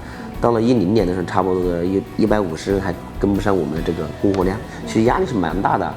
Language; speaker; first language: Chinese; native; Chinese